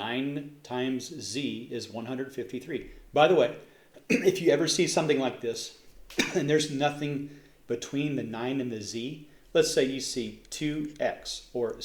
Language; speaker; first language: English; native; English